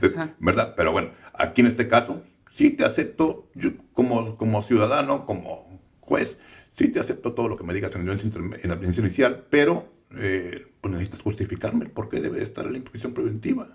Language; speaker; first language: Spanish; native; Spanish